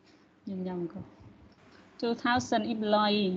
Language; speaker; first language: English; non-native, learner; Vietnamese